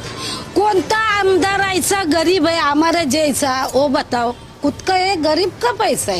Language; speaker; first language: Hindi; non-native, local second language; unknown